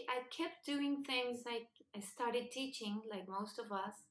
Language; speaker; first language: English; non-native, fluent; Spanish